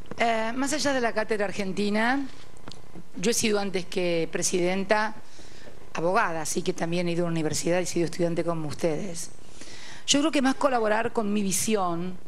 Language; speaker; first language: Spanish; native; Spanish